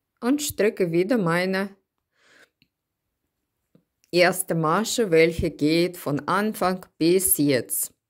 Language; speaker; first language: German; non-native, learner; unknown